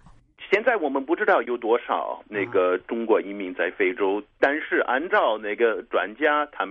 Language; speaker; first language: Chinese; non-native, fluent; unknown